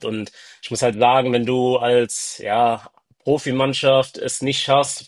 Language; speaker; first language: German; early bilingual, other home language; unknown